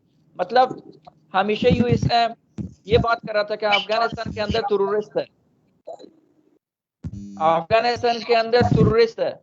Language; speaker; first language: Hindi; non-native, fluent; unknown